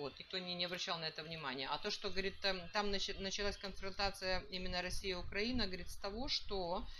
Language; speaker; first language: Russian; native; Russian